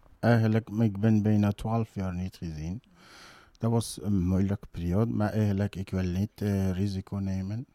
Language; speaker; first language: Dutch; non-native, learner; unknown